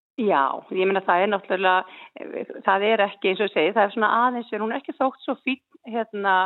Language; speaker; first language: Icelandic; native; Icelandic